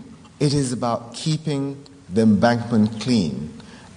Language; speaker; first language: English; non-native, local second language; Min Nan Chinese